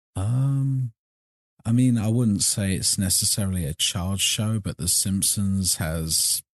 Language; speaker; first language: English; native; English